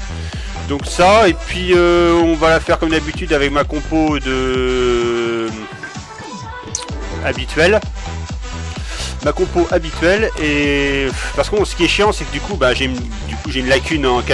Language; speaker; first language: French; native; French